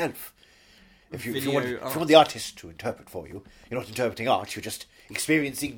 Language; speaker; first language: English; native; English